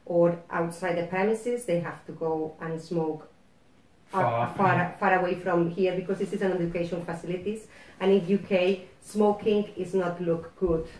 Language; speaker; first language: English; non-native, fluent; Spanish